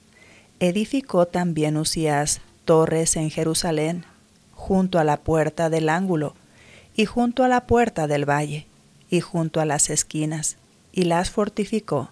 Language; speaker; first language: Spanish; native; Spanish